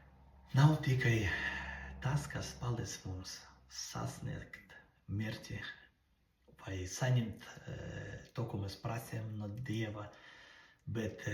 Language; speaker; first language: Latvian; non-native, local second language; Russian